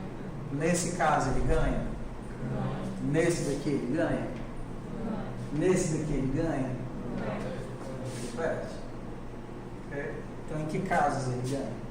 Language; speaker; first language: Portuguese; native; Portuguese